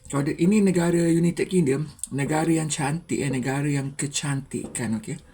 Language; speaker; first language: Malay; native; Malay